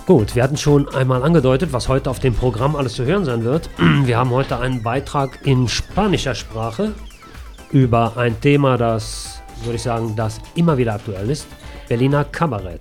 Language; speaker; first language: German; native; German